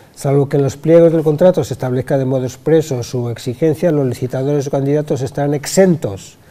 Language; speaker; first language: Spanish; non-native, local second language; Catalan